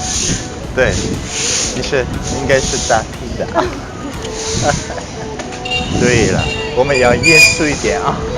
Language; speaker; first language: Chinese; non-native, learner; Italian